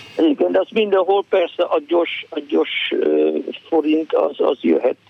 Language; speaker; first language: Hungarian; non-native, fluent; Dutch